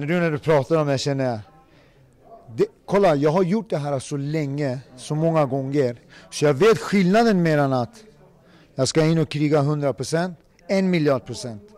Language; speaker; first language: Swedish; early bilingual, other home language; Persian